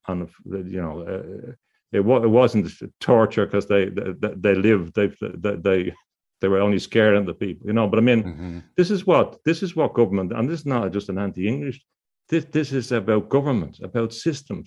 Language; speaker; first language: English; native; English